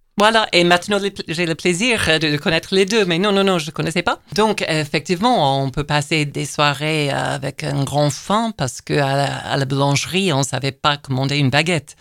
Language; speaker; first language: French; non-native, fluent; English